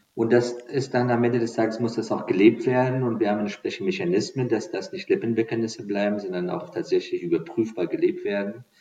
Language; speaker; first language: German; non-native, fluent; Persian